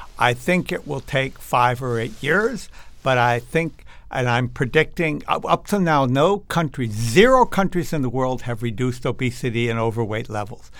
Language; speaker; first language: English; native; English